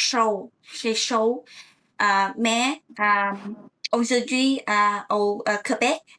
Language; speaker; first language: French; non-native, learner; Vietnamese